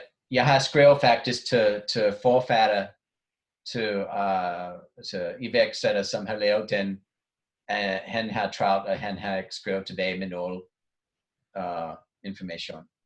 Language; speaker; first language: Danish; non-native, fluent; English